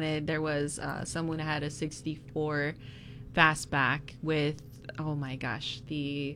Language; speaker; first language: English; native; English